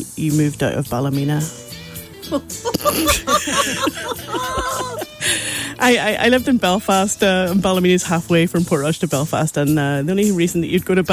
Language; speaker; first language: English; native; English